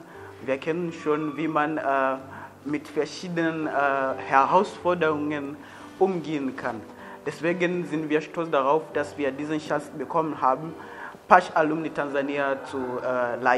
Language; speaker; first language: German; non-native, learner; Swahili